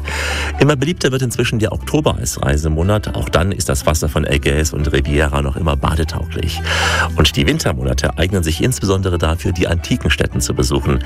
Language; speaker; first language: German; native; German